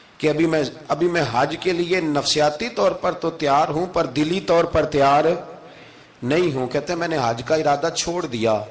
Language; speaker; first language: Urdu; non-native, local second language; Punjabi